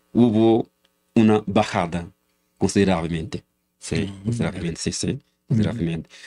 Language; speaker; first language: Spanish; non-native, learner; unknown